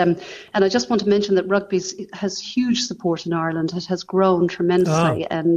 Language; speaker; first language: English; native; English